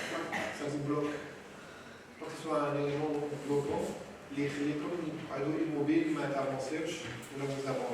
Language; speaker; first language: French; non-native, local second language; Arabic